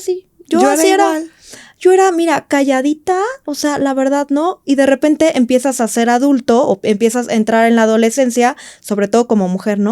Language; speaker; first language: Spanish; native; Spanish